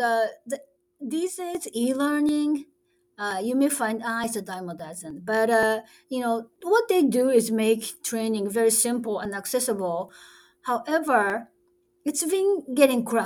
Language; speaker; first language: English; non-native, fluent; Japanese